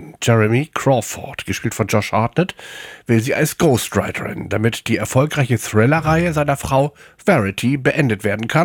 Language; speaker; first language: German; native; German